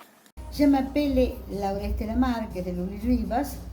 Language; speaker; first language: French; non-native, learner; Spanish